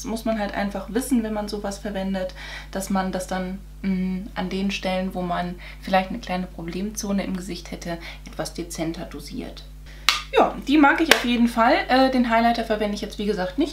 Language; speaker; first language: German; native; German